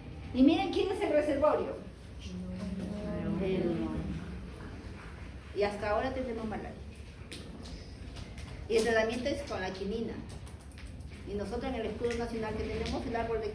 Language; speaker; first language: Spanish; native; Spanish